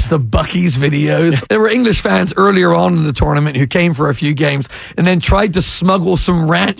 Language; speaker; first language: English; native; English